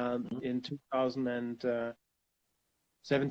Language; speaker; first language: English; non-native, fluent; German